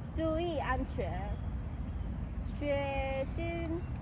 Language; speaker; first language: Chinese; non-native, learner; Korean